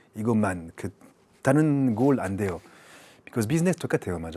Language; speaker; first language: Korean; non-native, learner; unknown